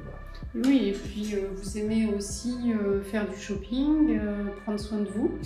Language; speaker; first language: French; native; French